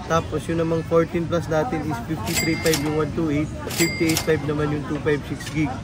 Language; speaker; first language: Filipino; non-native, local second language; Maranao